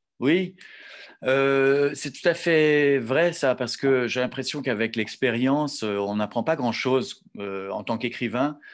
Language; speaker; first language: French; native; French